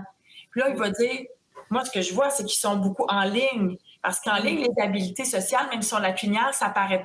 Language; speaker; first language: French; native; French